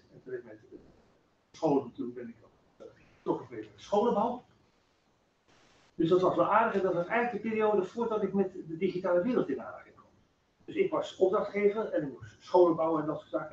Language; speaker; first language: Dutch; native; Dutch